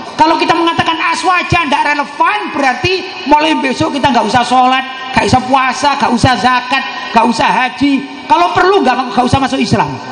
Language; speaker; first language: Indonesian; native; Indonesian